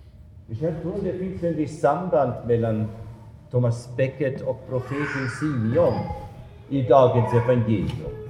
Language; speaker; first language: Swedish; non-native, fluent; German